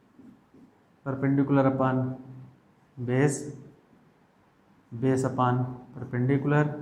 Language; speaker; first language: Hindi; native; Hindi